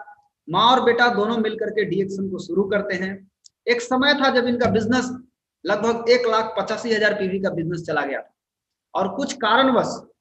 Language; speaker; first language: Hindi; native; Hindi